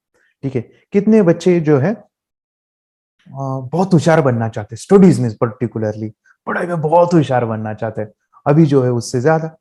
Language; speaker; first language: Hindi; native; Hindi